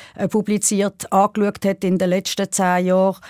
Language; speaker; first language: German; native; German